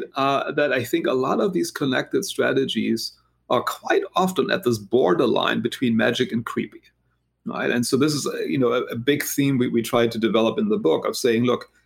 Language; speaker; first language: English; non-native, fluent; German